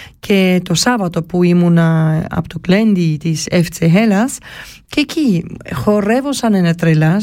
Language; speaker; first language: Greek; early bilingual, heritage; Greek